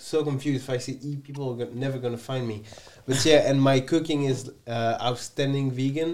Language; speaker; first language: English; non-native, fluent; French